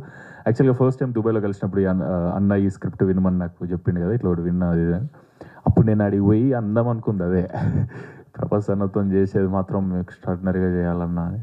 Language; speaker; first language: Telugu; native; Telugu